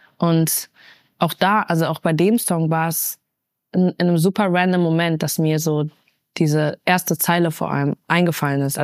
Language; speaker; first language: German; native; German